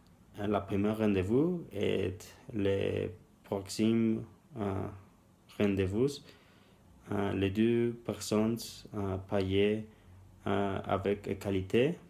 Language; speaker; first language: French; non-native, learner; Spanish